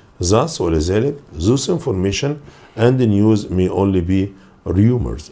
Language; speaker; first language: English; non-native, fluent; Arabic